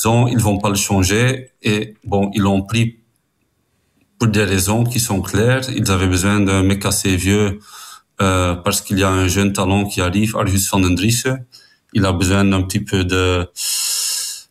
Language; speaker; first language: French; non-native, fluent; Dutch